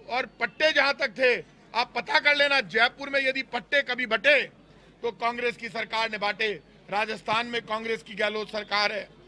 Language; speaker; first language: Hindi; native; Hindi